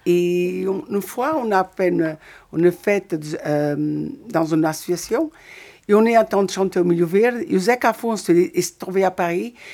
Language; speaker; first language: French; non-native, fluent; Portuguese